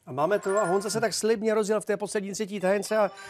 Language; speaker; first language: Czech; native; Czech